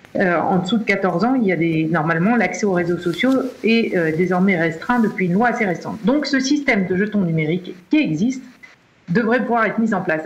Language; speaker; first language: French; native; French